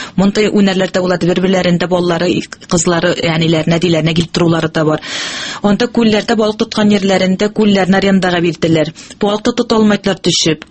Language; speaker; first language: Tatar; native; Tatar